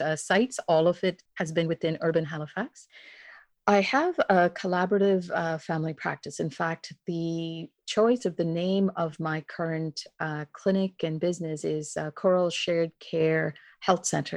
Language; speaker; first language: English; non-native, local second language; Tamil